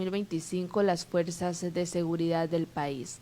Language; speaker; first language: Spanish; native; Spanish